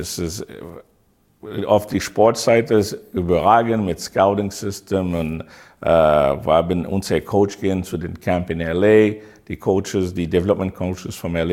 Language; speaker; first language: German; non-native, learner; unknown